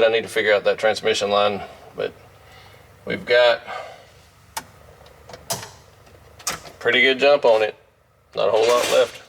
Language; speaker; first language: English; native; English